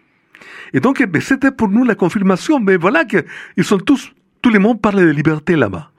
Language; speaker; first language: French; non-native, fluent; Spanish